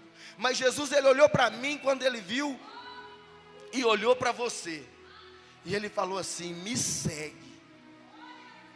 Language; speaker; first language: Portuguese; native; Portuguese